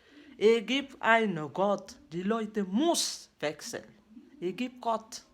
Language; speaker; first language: German; non-native, learner; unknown